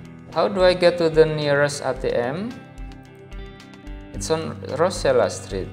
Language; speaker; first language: English; non-native, fluent; Indonesian